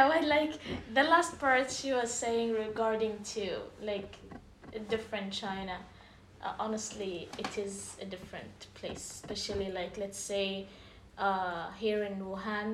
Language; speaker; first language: English; non-native, fluent; Arabic